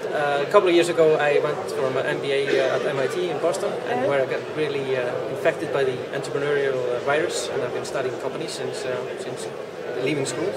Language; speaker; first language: English; non-native, fluent; Icelandic